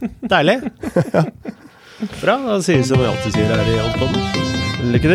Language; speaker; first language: Norwegian; native; Norwegian